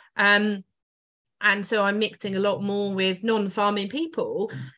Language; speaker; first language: English; native; English